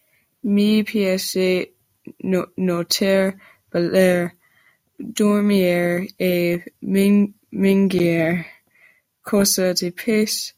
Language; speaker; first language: Italian; non-native, learner; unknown